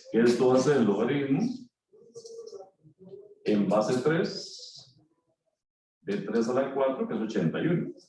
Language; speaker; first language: Spanish; native; Spanish